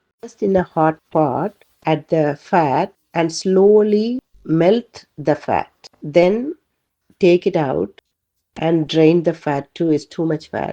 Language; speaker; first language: English; non-native, local second language; Tamil